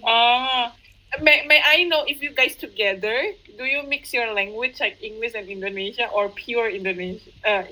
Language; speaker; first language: English; non-native, fluent; Indonesian